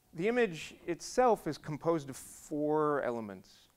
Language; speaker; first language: English; native; English